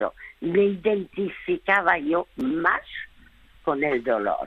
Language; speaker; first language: Spanish; non-native, fluent; French